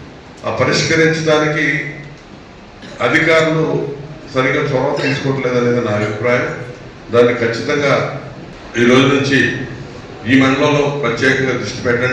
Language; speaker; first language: Telugu; native; Telugu